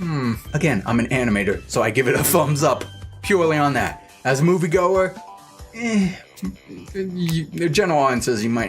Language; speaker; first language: English; native; English